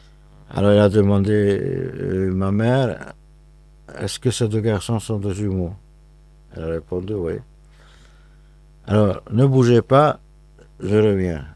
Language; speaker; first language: French; non-native, fluent; Hungarian